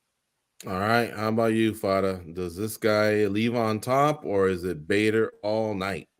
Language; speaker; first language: English; native; English